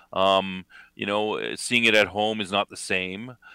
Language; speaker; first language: English; native; English